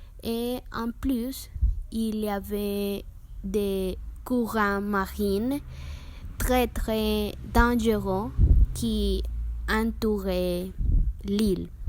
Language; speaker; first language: French; non-native, learner; Spanish